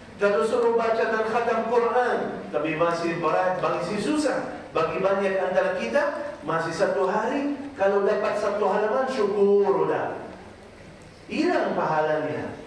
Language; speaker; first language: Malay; non-native, fluent; Arabic